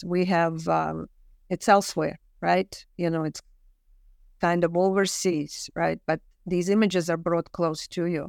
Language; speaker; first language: English; non-native, fluent; Russian